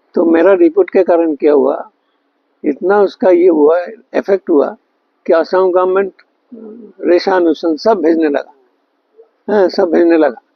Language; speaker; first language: Hindi; non-native, local second language; Bangla